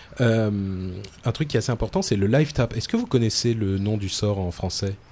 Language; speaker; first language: French; native; French